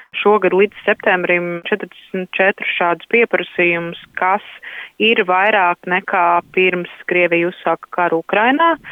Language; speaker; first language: Latvian; native; Latvian